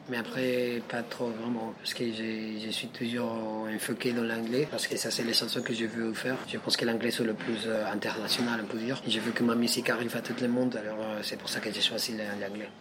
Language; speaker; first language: French; non-native, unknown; Spanish